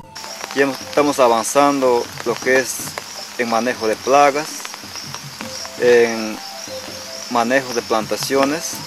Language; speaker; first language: Spanish; native; Spanish